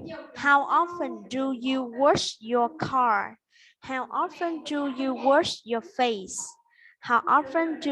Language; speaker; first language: English; non-native, fluent; Vietnamese